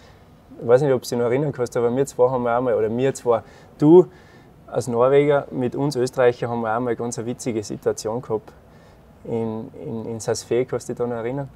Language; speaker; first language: German; native; German